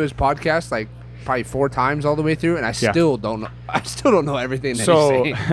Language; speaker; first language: English; native; English